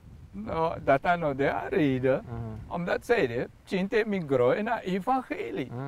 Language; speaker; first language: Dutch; non-native, local second language; Sranan Tongo